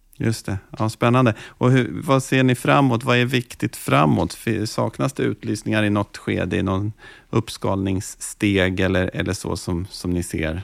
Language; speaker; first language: Swedish; native; Swedish